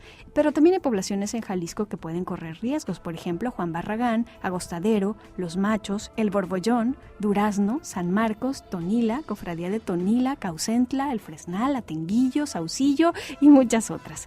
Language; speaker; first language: Spanish; native; Spanish